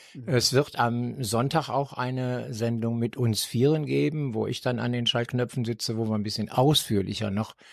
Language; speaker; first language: German; native; German